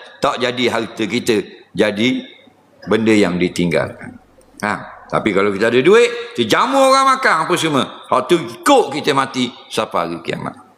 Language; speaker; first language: Malay; native; Malay